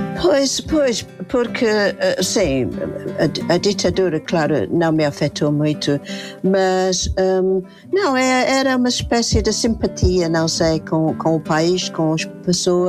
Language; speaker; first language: Portuguese; non-native, fluent; English